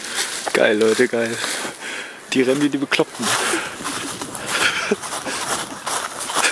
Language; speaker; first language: German; native; German